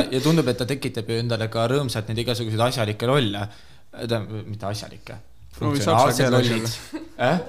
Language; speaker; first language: Estonian; native; Estonian